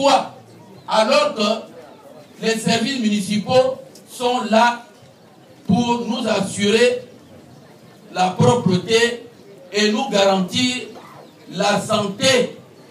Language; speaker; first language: French; non-native, local second language; Fang